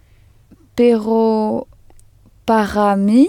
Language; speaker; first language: Spanish; non-native, learner; French